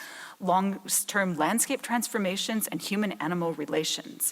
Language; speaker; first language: English; native; English